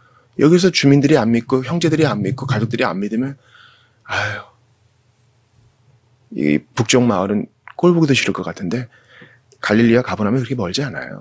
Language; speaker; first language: Korean; native; Korean